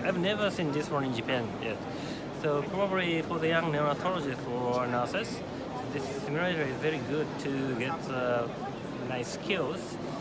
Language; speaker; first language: English; non-native, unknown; Japanese